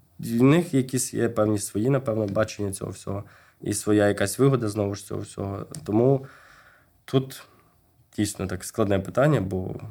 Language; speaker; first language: Ukrainian; native; Ukrainian